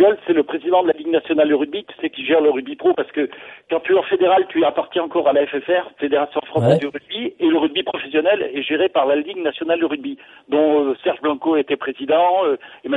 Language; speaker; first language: French; native; French